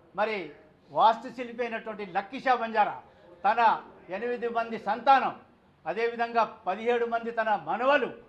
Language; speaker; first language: Telugu; non-native, local second language; Lambadi